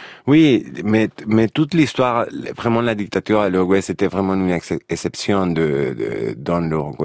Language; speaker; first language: French; non-native, fluent; Spanish